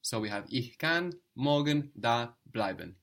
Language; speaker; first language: German; non-native, fluent; English